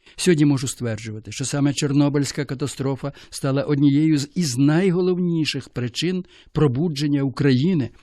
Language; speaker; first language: Ukrainian; native; Ukrainian